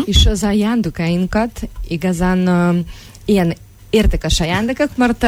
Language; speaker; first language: Hungarian; non-native, fluent; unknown